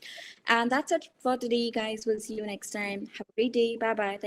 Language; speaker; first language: English; non-native, fluent; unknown